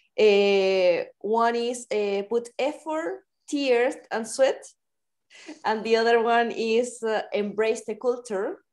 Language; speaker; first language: English; non-native, fluent; Spanish